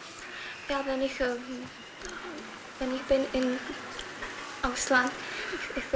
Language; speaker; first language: German; non-native, learner; Czech